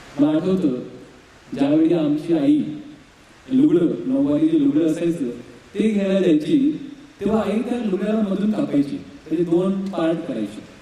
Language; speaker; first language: Marathi; non-native, local second language; Bhili